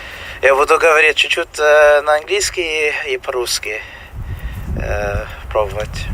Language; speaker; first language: Russian; non-native, learner; English